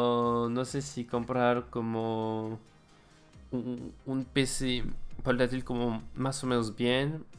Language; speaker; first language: Spanish; non-native, fluent; French